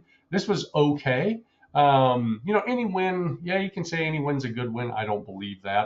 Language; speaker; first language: English; native; English